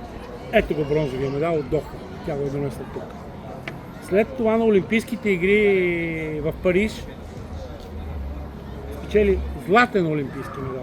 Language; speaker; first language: Bulgarian; native; Bulgarian